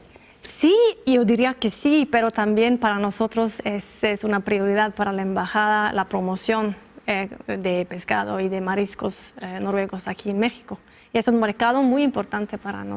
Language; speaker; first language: Spanish; non-native, fluent; Norwegian